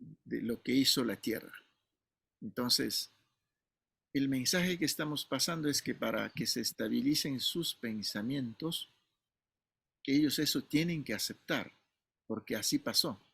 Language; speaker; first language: Spanish; non-native, fluent; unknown